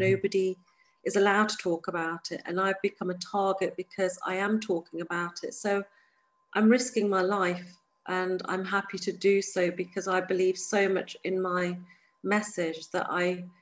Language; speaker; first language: English; native; English